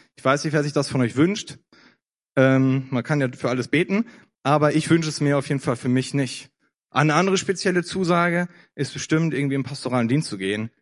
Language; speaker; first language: German; native; German